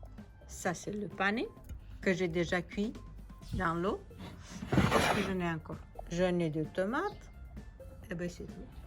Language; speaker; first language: French; non-native, fluent; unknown